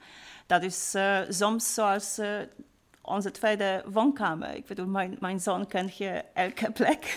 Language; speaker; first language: Dutch; non-native, fluent; Polish